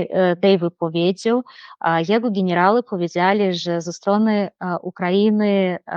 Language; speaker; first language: Polish; non-native, fluent; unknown